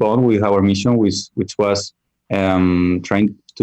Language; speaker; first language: English; non-native, fluent; Spanish